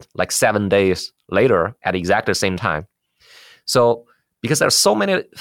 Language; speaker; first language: English; non-native, fluent; Chinese